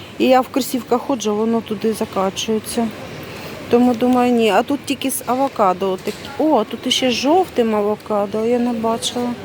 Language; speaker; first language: Ukrainian; non-native, local second language; Russian